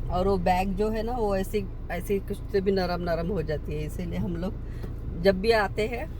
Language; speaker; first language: Hindi; non-native, local second language; Marathi